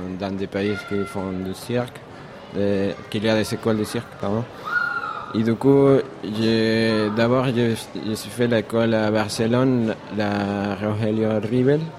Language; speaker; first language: French; non-native, fluent; Spanish